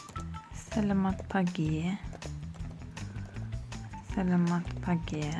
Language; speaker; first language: Indonesian; non-native, learner; Turkish